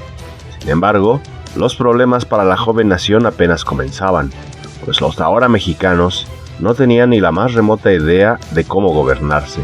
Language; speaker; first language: Spanish; native; Spanish